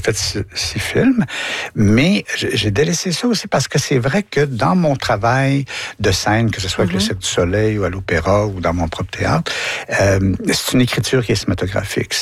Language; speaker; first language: French; native; French